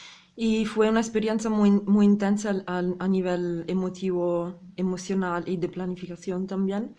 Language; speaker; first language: Spanish; non-native, fluent; Italian